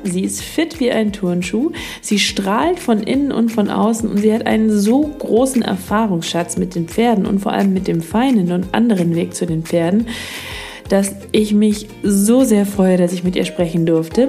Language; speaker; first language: German; native; German